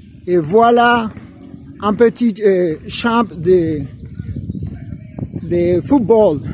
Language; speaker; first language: French; non-native, fluent; Spanish